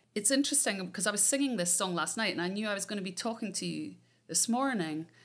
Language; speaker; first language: English; native; English